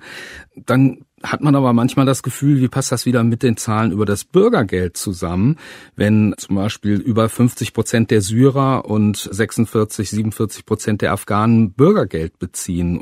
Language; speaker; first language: German; native; German